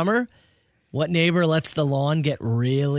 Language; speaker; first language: English; native; English